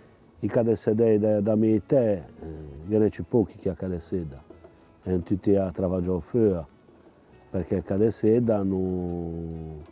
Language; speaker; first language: Italian; non-native, local second language; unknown